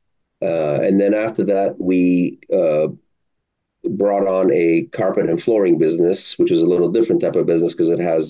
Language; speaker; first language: English; early bilingual, other home language; Arabic